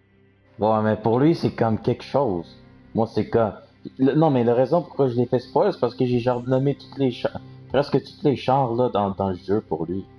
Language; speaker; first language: French; native; French